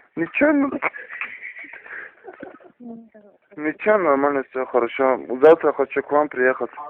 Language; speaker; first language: Russian; non-native, local second language; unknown